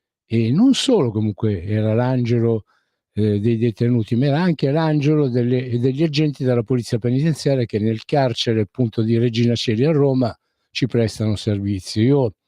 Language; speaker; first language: Italian; native; Italian